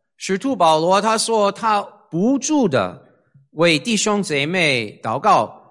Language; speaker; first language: Chinese; non-native, fluent; English